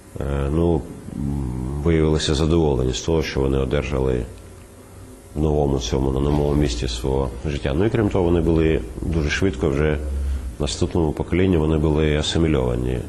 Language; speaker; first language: Ukrainian; native; Ukrainian